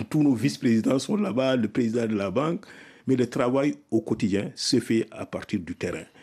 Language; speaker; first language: French; non-native, local second language; Soninke